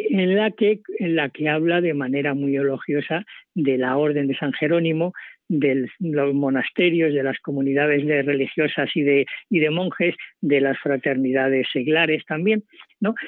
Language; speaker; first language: Spanish; native; Spanish